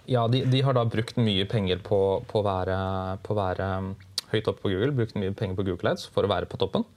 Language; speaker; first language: Norwegian; native; Norwegian